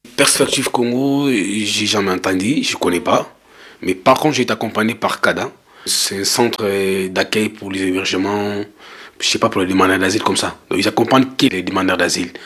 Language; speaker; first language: French; non-native, local second language; Lingala